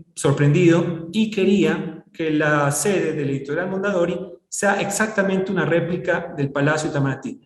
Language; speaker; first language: Spanish; native; Spanish